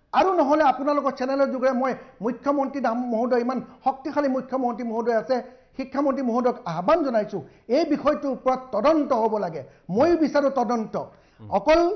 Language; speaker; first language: Assamese; native; Assamese